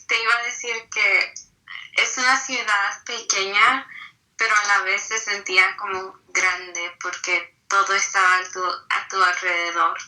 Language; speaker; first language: Spanish; early bilingual, heritage; Spanish